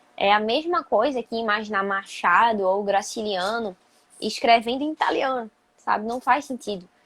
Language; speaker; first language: Portuguese; native; Portuguese